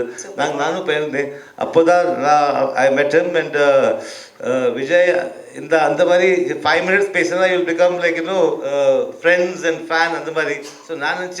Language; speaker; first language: Tamil; early bilingual, heritage; Tamil